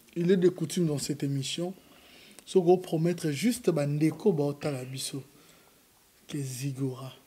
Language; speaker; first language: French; non-native, local second language; Lingala